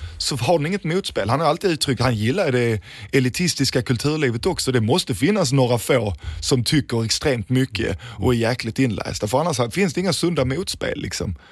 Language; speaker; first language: Swedish; early bilingual, other home language; Danish